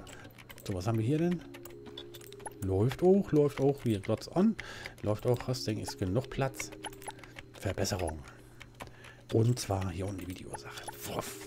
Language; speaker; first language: German; native; German